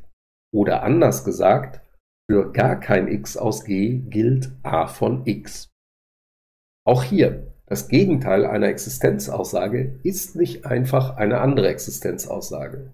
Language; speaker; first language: German; native; German